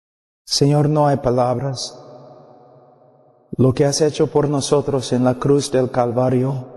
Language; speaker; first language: Spanish; non-native, fluent; English